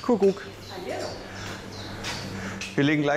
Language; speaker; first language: German; native; German